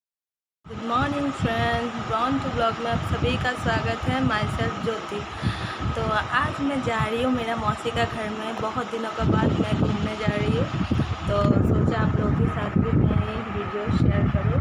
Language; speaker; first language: Hindi; non-native, local second language; Assamese